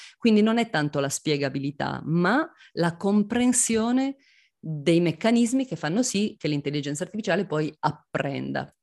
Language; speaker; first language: Italian; native; Italian